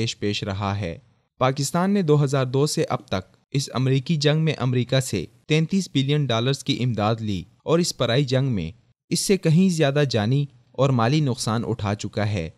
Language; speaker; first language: Urdu; native; Urdu